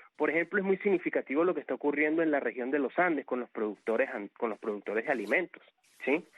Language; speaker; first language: Spanish; native; Spanish